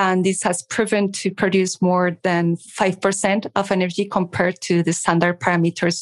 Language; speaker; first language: English; non-native, fluent; Spanish